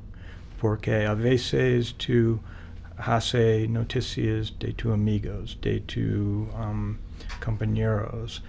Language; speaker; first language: Spanish; non-native, learner; English